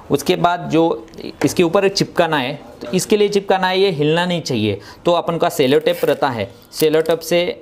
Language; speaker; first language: Hindi; non-native, local second language; Marathi